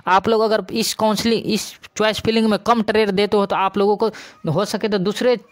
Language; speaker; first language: Hindi; native; Hindi